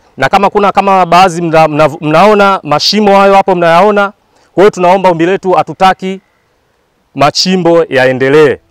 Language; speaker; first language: Swahili; native; Swahili